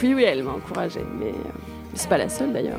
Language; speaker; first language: French; native; French